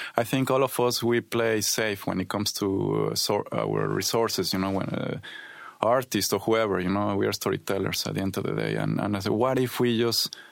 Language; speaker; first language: English; non-native, fluent; Spanish